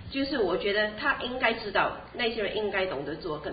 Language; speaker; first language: Chinese; native; Chinese